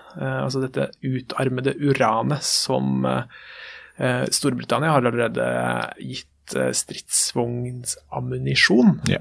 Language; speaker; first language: Norwegian; native; Norwegian